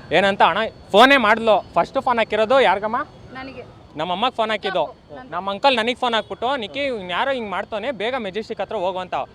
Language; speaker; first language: Kannada; native; Kannada